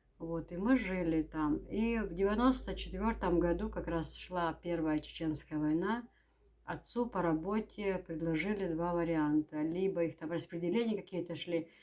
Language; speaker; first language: Russian; native; Russian